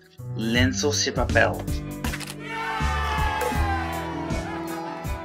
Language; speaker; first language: Portuguese; non-native, learner; English